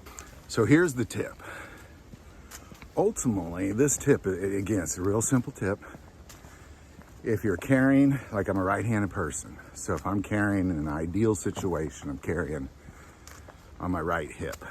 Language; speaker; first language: English; native; English